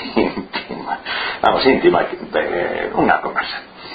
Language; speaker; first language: Galician; non-native, local second language; Spanish